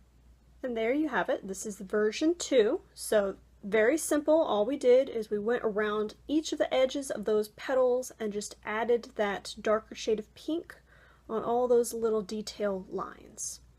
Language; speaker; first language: English; native; English